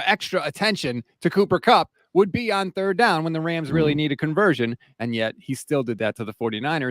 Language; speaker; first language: English; native; English